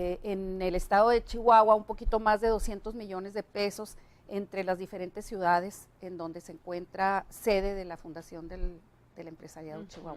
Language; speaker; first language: Spanish; native; Spanish